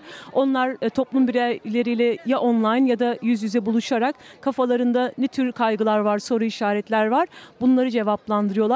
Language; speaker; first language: Turkish; native; Turkish